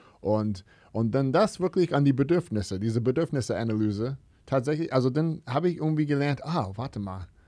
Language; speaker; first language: German; non-native, fluent; English